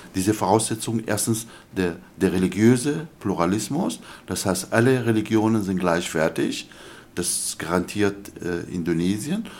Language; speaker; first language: German; non-native, fluent; Arabic